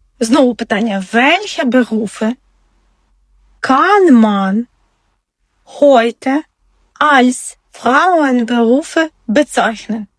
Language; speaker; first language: German; non-native, fluent; Ukrainian